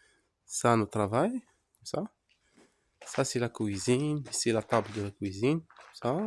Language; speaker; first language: French; non-native, local second language; Arabic